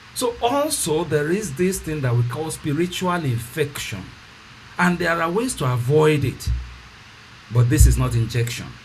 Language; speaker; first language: English; non-native, local second language; Yoruba